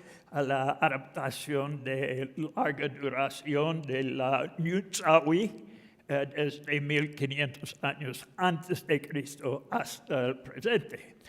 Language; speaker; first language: Spanish; non-native, fluent; English